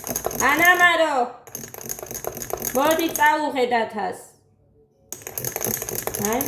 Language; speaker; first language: Georgian; native; Georgian